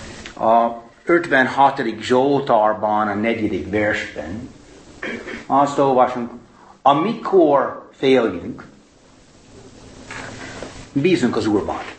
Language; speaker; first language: Hungarian; non-native, fluent; English